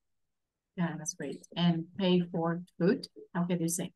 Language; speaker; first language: English; non-native, fluent; Vietnamese